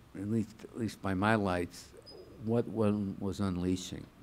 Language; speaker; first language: English; native; English